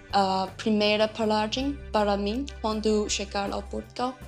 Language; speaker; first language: Portuguese; non-native, learner; Chinese